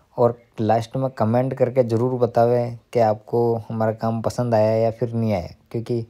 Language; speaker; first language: Hindi; native; Hindi